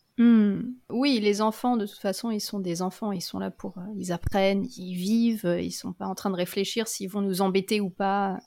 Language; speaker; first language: French; native; French